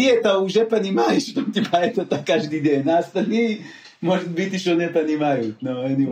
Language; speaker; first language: Russian; non-native, learner; Hebrew